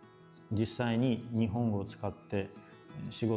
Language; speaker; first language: Japanese; non-native, fluent; Russian